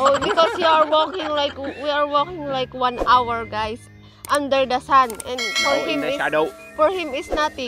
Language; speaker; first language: English; non-native, local second language; Filipino